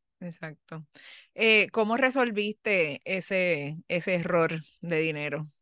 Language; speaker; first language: Spanish; early bilingual, heritage; Spanish